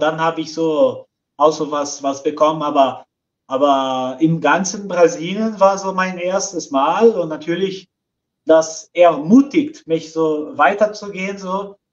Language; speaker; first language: German; non-native, fluent; Portuguese